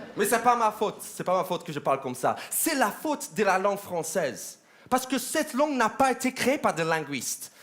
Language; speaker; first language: French; non-native, fluent; English